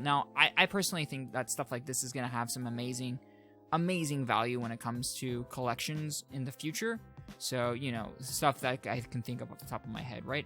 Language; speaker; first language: English; native; English